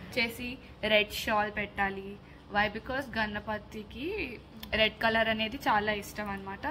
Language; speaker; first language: Telugu; non-native, local second language; Marathi